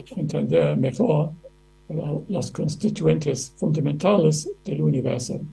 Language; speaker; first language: Spanish; non-native, fluent; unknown